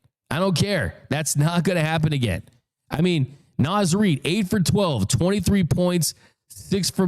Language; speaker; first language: English; native; English